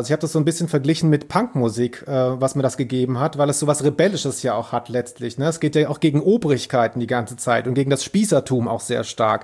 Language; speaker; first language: German; native; German